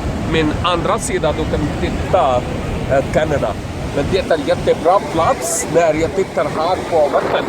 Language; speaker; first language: Swedish; non-native, learner; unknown